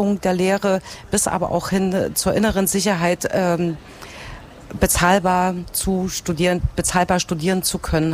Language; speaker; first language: German; native; German